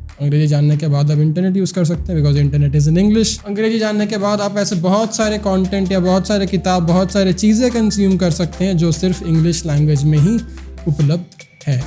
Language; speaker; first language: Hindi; non-native, local second language; Bangla